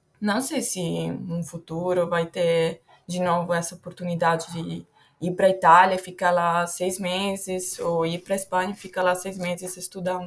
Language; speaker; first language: Portuguese; non-native, fluent; Italian